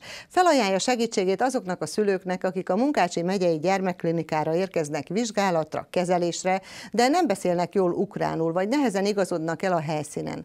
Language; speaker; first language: Hungarian; native; Hungarian